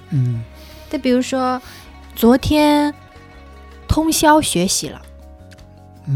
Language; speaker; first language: Chinese; non-native, learner; Japanese